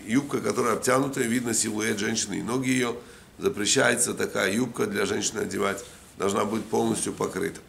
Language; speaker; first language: Russian; native; Russian